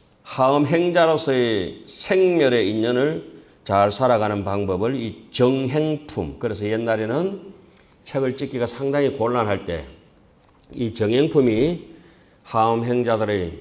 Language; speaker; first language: Korean; native; Korean